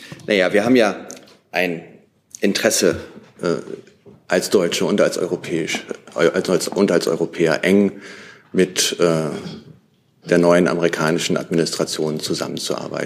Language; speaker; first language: German; native; German